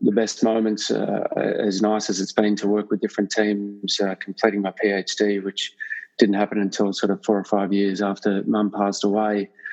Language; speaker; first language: English; native; English